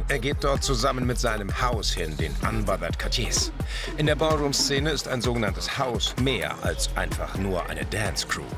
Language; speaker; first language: German; native; German